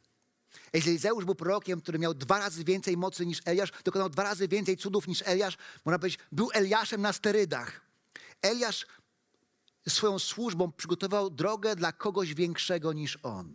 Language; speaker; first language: Polish; native; Polish